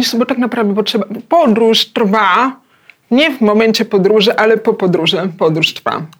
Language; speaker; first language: Polish; early bilingual, heritage; Polish